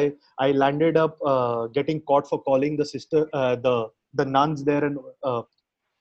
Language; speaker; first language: English; non-native, local second language; Hindi